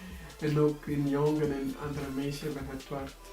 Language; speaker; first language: Dutch; early bilingual, other home language; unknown